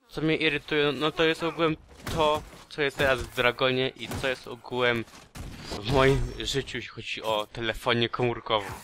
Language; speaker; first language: Polish; early bilingual, heritage; Polish